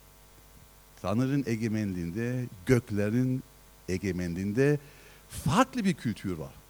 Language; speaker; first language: Turkish; non-native, fluent; German